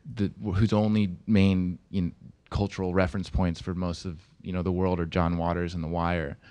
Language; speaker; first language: English; native; English